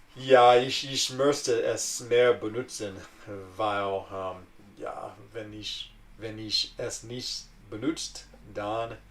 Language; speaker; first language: German; non-native, learner; English